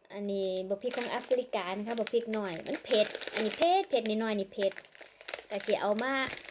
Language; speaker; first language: Thai; native; Thai